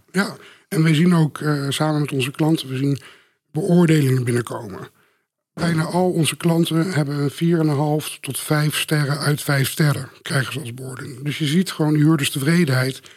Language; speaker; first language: Dutch; native; Dutch